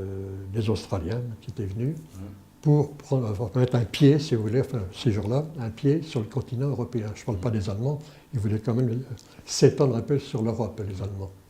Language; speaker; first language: French; native; French